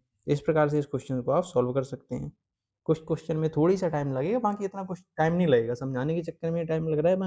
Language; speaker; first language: Hindi; native; Hindi